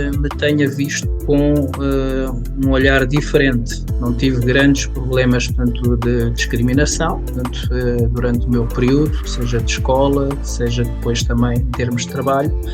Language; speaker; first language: Portuguese; early bilingual, other home language; Kabuverdianu